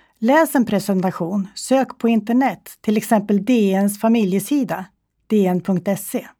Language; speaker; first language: Swedish; native; Swedish